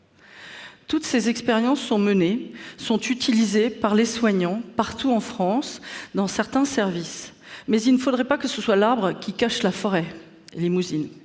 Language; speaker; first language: French; native; French